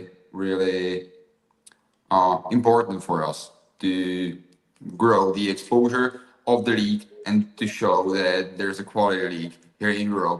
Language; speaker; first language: English; non-native, fluent; Czech